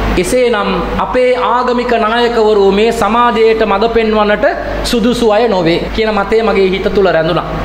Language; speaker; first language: Sinhala; non-native, local second language; Tamil